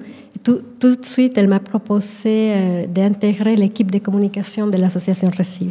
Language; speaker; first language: French; non-native, fluent; Spanish